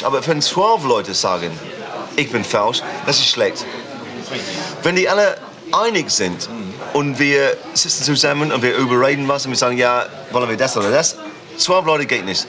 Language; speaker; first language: German; non-native, fluent; English